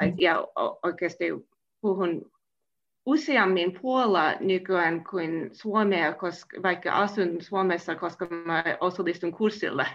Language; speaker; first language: Finnish; non-native, fluent; English